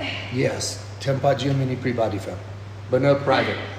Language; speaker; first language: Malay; non-native, learner; English